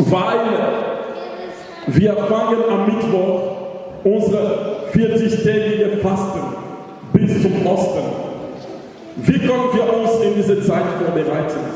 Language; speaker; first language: German; non-native, learner; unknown